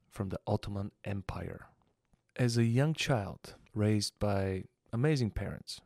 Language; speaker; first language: English; non-native, fluent; Bulgarian